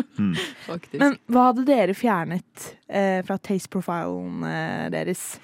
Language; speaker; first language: Norwegian; native; Norwegian